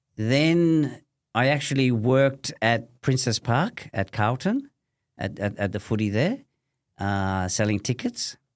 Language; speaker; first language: English; native; English